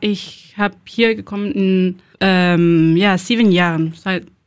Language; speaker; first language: German; non-native, learner; Spanish